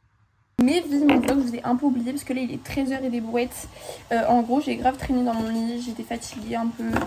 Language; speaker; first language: French; native; French